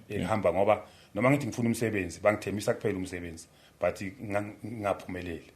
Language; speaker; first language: Zulu; native; Zulu